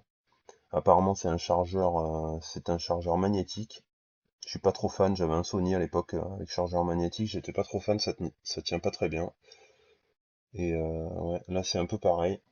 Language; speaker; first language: French; native; French